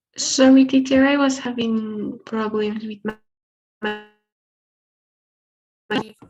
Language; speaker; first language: English; non-native, learner; Spanish